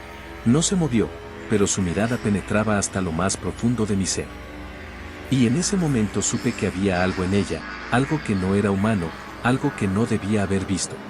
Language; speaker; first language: Spanish; native; Spanish